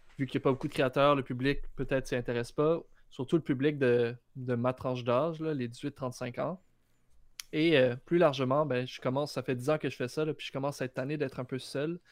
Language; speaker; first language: French; native; French